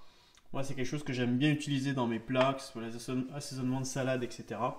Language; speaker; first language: French; native; French